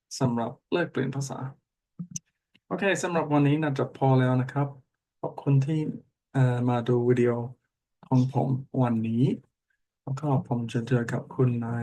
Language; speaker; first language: Thai; non-native, learner; English